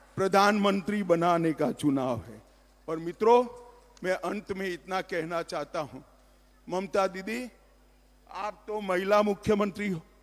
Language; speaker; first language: Hindi; non-native, local second language; Gujarati